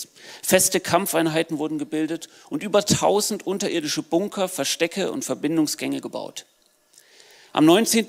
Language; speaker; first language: German; native; German